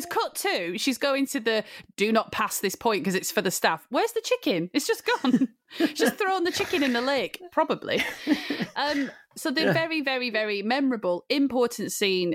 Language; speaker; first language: English; native; English